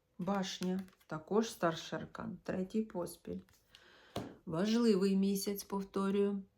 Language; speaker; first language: Ukrainian; non-native, local second language; Russian